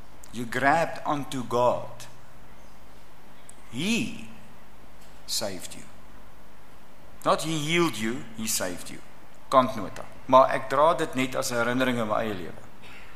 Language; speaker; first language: English; non-native, local second language; Afrikaans